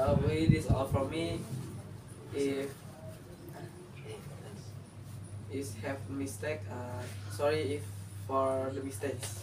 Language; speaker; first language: English; non-native, learner; Indonesian